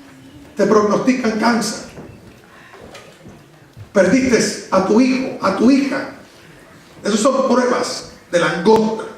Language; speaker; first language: Spanish; native; Spanish